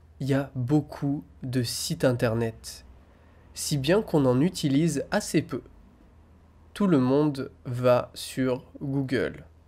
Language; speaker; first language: French; native; French